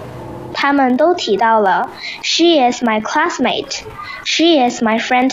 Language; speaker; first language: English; non-native, learner; Chinese